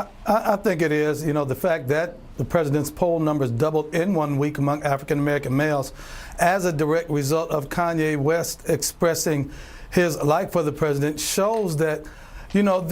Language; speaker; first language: English; native; English